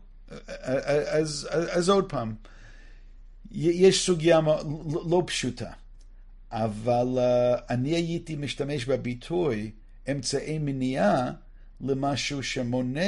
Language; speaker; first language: Hebrew; non-native, fluent; English